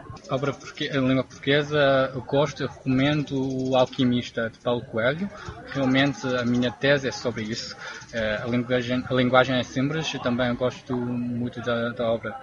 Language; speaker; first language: Portuguese; non-native, fluent; Chinese